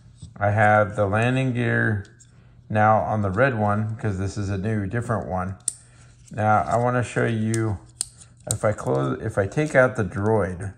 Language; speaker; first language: English; native; English